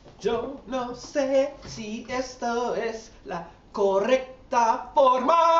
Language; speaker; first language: Spanish; non-native, learner; English